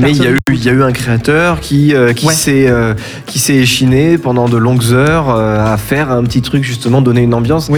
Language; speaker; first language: French; native; French